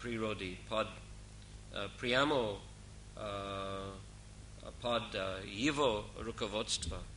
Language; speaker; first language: Russian; non-native, fluent; English